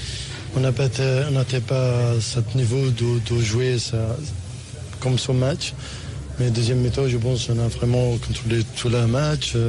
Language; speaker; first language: French; non-native, learner; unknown